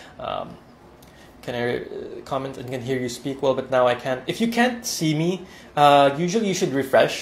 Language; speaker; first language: English; non-native, local second language; Filipino